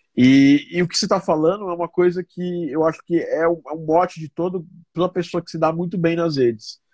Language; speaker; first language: Portuguese; native; Portuguese